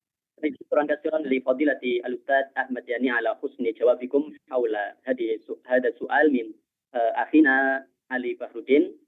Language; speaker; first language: Arabic; non-native, fluent; Indonesian